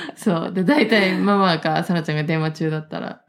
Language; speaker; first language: Japanese; early bilingual, heritage; Japanese